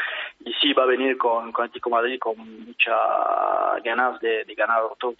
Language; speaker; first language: Spanish; non-native, fluent; French